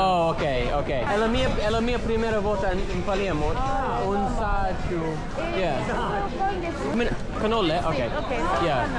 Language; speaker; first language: Italian; non-native, learner; English